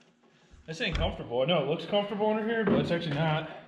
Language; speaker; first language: English; native; English